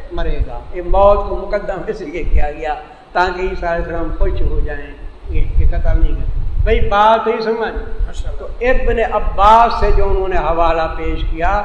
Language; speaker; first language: Urdu; non-native, local second language; Saraiki